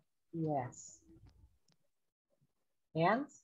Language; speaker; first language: English; non-native, learner; Portuguese